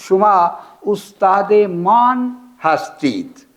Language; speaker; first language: Persian; non-native, fluent; Urdu